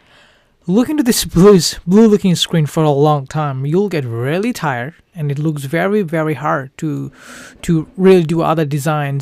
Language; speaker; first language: English; non-native, fluent; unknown